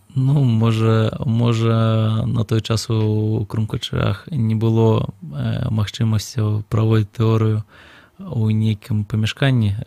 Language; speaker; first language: Belarusian; non-native, local second language; Russian